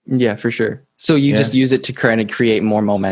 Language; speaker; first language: English; native; English